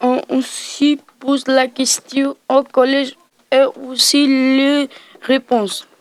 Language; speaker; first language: French; non-native, learner; Khmer